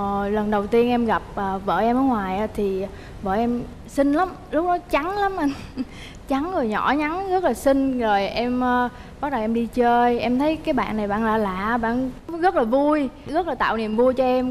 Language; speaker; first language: Vietnamese; native; Vietnamese